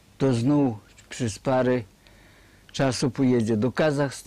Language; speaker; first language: Polish; early bilingual, heritage; Polish